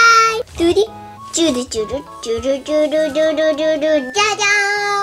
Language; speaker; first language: Japanese; native; Japanese